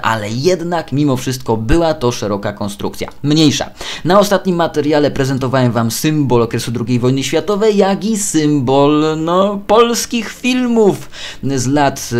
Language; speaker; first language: Polish; native; Polish